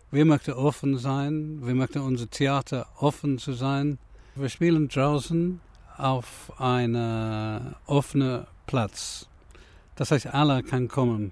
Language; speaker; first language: German; non-native, fluent; English